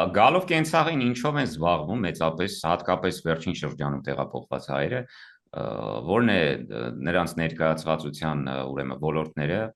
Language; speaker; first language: Armenian; native; Armenian